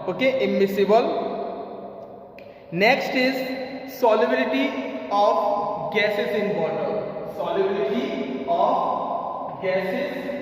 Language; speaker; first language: English; non-native, local second language; Hindi